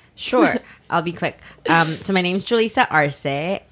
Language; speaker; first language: English; early bilingual, other home language; Spanish